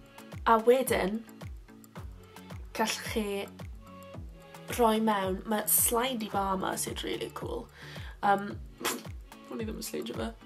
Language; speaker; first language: Welsh; non-native, local second language; English